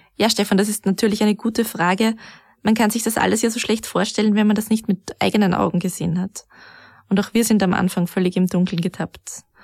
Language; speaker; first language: German; native; German